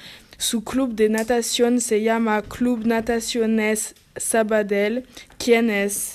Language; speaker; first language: Spanish; non-native, learner; French